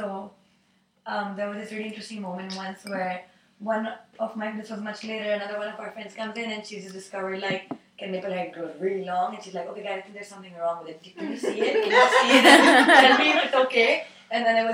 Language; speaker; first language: English; non-native, local second language; Urdu